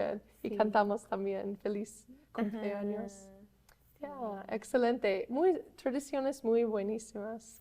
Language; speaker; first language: Spanish; non-native, fluent; English